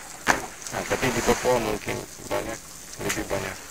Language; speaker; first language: Indonesian; non-native, learner; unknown